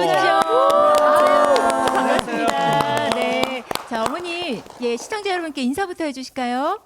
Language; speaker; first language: Korean; native; Korean